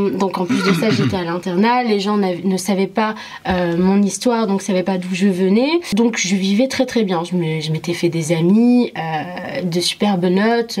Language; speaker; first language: French; early bilingual, other home language; Arabic